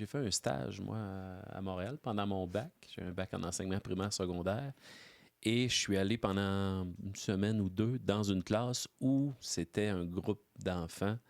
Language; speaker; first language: French; native; French